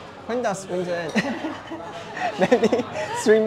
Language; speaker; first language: English; non-native, learner; Chinese